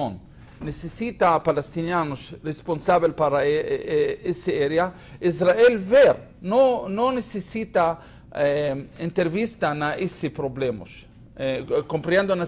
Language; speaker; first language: Spanish; non-native, learner; Hebrew